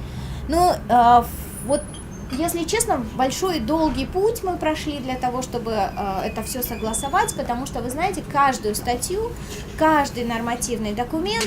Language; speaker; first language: Russian; native; Russian